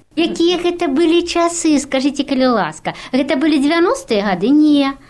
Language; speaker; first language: Belarusian; native; Belarusian